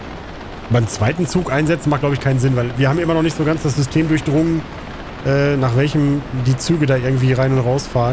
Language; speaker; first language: German; native; German